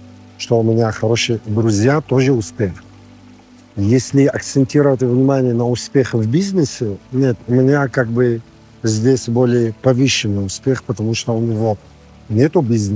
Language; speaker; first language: Russian; non-native, fluent; Arabic